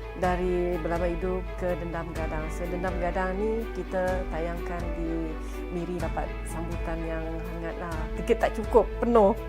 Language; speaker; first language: Malay; non-native, local second language; Iban